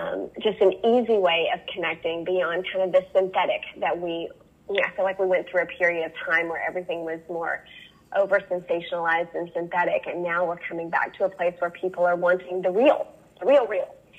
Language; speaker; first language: English; native; English